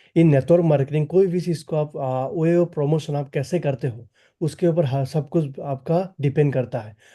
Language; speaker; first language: Hindi; non-native, local second language; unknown